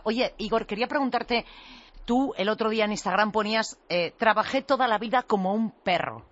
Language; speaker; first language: Spanish; native; Spanish